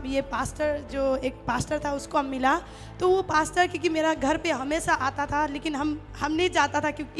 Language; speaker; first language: Hindi; non-native, local second language; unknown